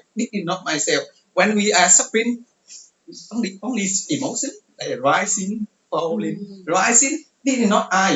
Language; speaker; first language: English; non-native, learner; Vietnamese